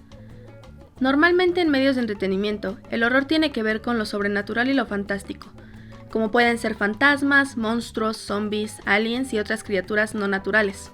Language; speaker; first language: Spanish; native; Spanish